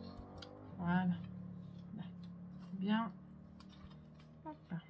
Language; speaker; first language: French; native; French